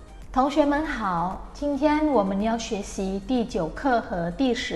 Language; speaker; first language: Chinese; non-native, fluent; Indonesian